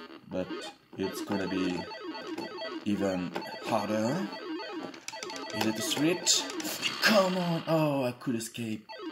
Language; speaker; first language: English; non-native, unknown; French